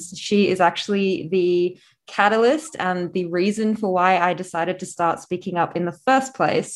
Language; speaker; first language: English; native; English